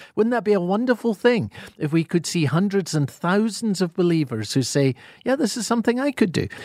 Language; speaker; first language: English; native; English